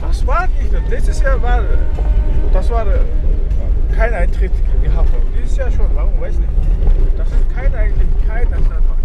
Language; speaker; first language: German; non-native, fluent; Mongolian